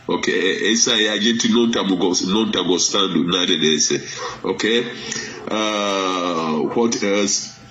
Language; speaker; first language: Portuguese; non-native, fluent; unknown